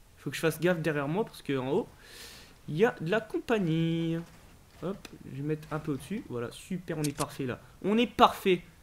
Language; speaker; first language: French; native; French